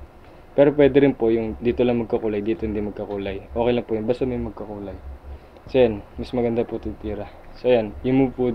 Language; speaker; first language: Filipino; native; Filipino